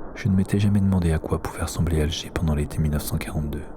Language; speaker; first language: French; native; French